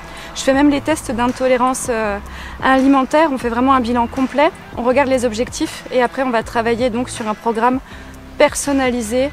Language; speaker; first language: French; native; French